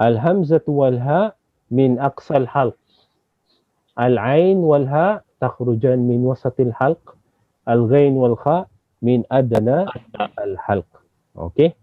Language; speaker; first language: Arabic; non-native, fluent; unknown